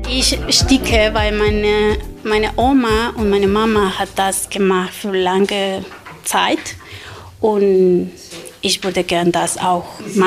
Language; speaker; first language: German; non-native, learner; Spanish